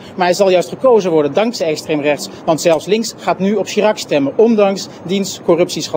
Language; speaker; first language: Dutch; native; Dutch